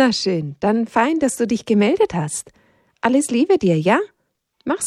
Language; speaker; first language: German; native; German